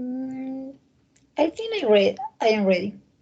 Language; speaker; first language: English; non-native, learner; Spanish